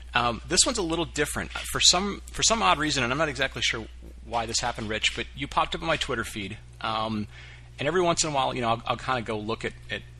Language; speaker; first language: English; native; English